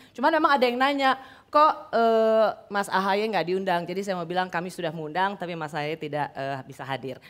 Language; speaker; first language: Indonesian; native; Indonesian